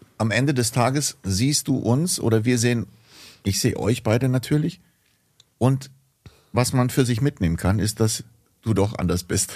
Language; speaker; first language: German; early bilingual, other home language; Greek